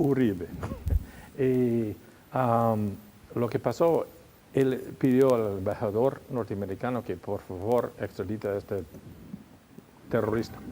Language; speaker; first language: Spanish; non-native, fluent; English